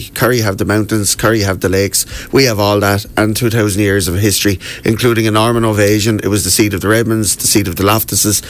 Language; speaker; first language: English; native; English